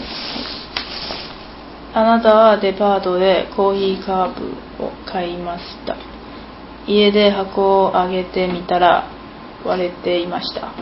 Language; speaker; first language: Japanese; non-native, learner; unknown